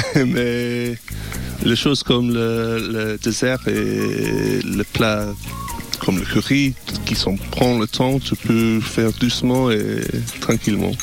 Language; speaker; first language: French; non-native, learner; English